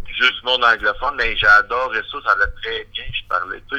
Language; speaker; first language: French; native; French